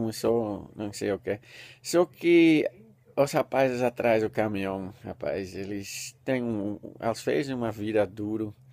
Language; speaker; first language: Portuguese; non-native, learner; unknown